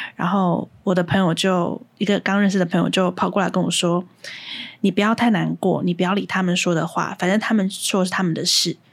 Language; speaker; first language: Chinese; native; Chinese